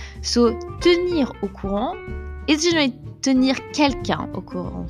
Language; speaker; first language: French; native; French